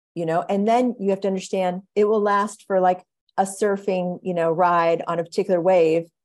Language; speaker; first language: English; native; English